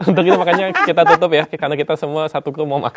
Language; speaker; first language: Indonesian; native; Indonesian